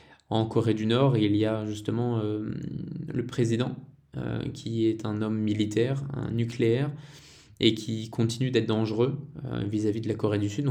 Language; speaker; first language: French; native; French